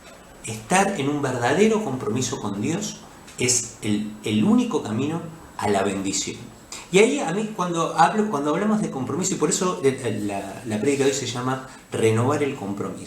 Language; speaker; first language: Spanish; native; Spanish